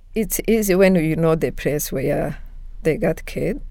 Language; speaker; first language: English; non-native, local second language; Kinyarwanda